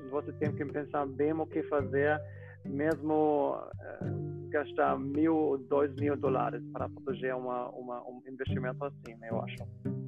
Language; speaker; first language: Portuguese; non-native, fluent; German